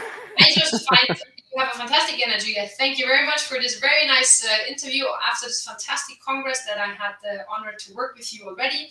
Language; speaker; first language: English; non-native, fluent; German